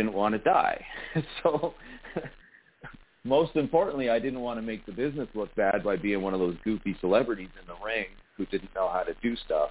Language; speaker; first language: English; native; English